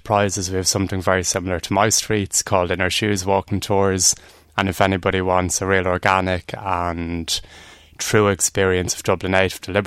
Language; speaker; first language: English; native; English